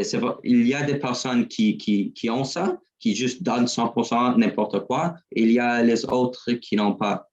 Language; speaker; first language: French; non-native, learner; English